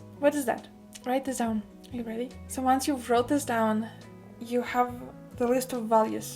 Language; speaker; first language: English; non-native, fluent; Russian